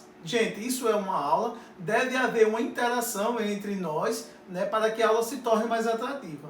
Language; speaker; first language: Portuguese; native; Portuguese